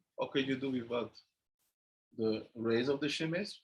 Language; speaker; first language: English; non-native, fluent; French